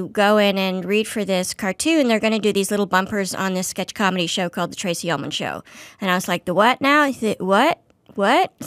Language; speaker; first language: English; native; English